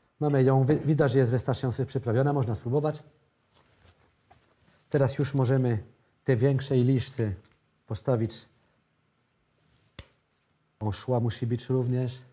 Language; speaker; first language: Polish; non-native, learner; French